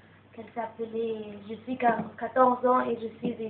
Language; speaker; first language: French; non-native, learner; Arabic